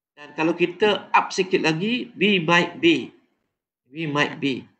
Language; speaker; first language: Malay; native; Malay